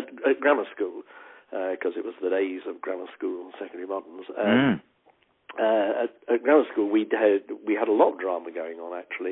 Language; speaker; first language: English; native; English